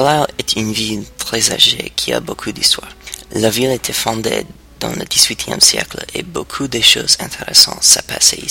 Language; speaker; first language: French; non-native, learner; English